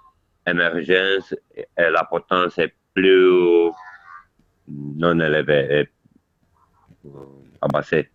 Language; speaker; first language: French; non-native, learner; Italian